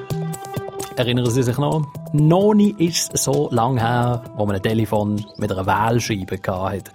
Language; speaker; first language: German; non-native, local second language; Swiss German